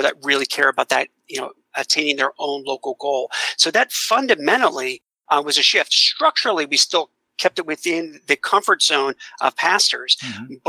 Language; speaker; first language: English; native; English